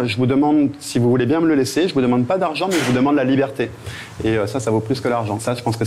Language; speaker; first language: French; native; French